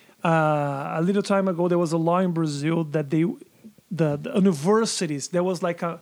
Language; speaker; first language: English; non-native, fluent; Portuguese